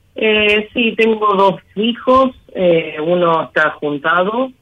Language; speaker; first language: Spanish; native; Spanish